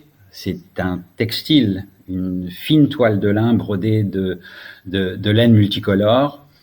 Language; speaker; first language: French; native; French